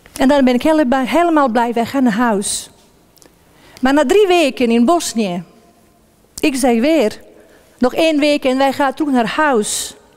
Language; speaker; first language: Dutch; non-native, fluent; Bosnian